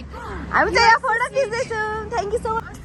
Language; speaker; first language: English; non-native, learner; Nepali